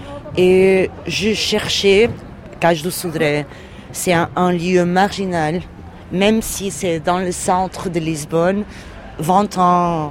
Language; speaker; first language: French; non-native, learner; Portuguese